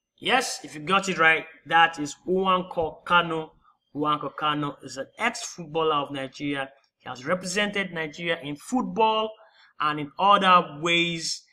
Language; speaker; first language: English; non-native, local second language; Yoruba